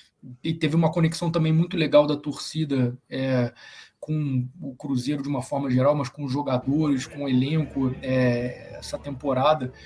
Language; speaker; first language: Portuguese; native; Portuguese